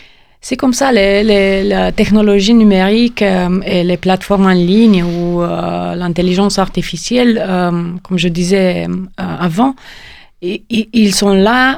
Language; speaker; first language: French; non-native, fluent; Romanian